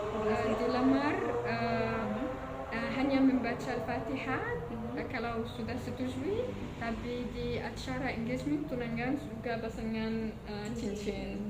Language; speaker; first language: Indonesian; non-native, fluent; Arabic